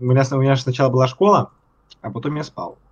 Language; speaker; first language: Russian; native; Russian